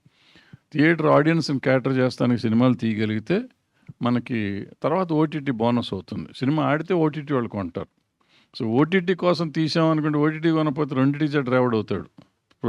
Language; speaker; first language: Telugu; native; Telugu